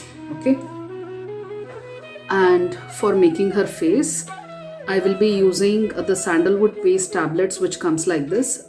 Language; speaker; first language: English; non-native, local second language; Kannada